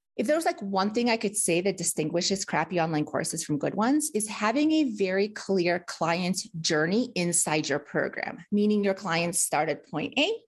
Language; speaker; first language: English; early bilingual, other home language; Russian